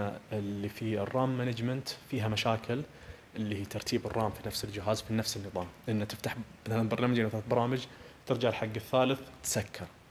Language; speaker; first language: Arabic; native; Arabic